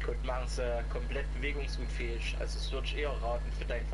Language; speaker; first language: German; native; German